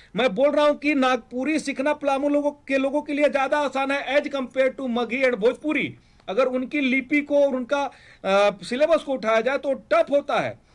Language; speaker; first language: Hindi; native; Hindi